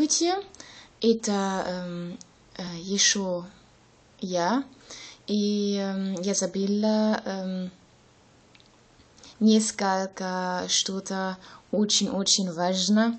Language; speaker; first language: Russian; non-native, learner; German